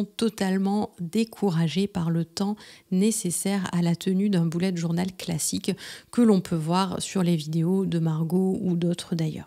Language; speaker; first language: French; native; French